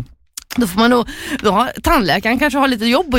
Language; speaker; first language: Swedish; native; Swedish